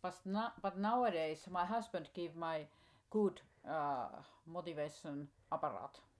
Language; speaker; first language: English; non-native, learner; Finnish